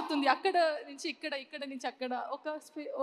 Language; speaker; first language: Telugu; non-native, learner; Kannada